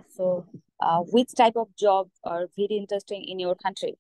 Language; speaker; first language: English; non-native, local second language; Bangla